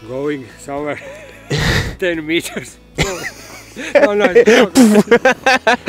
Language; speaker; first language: English; non-native, learner; Latvian